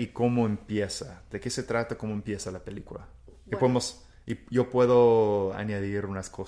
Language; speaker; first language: Spanish; non-native, fluent; English